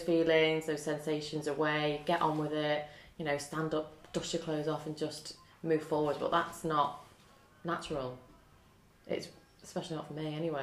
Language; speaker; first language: English; native; English